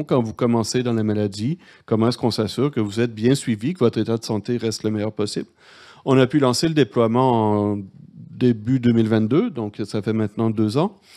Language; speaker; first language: French; native; French